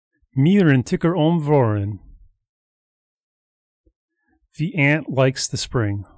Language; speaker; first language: Swedish; non-native, learner; English